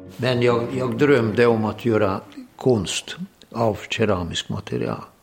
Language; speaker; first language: Swedish; non-native, fluent; Hungarian